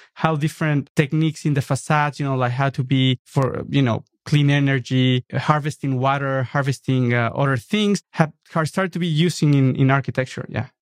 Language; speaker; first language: English; non-native, fluent; Spanish